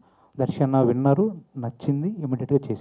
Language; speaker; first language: Telugu; native; Telugu